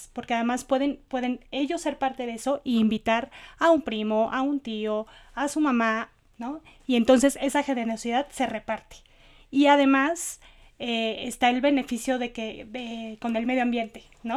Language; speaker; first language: Spanish; native; Spanish